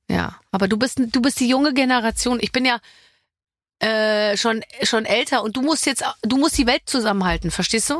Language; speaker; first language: German; native; German